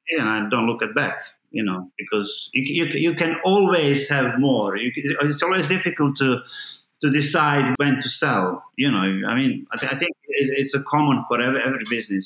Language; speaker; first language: English; non-native, fluent; Bosnian